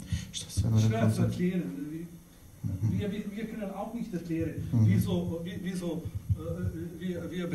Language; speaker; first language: German; non-native, learner; Bosnian